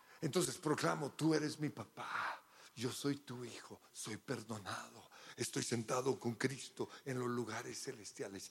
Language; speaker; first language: Spanish; early bilingual, other home language; English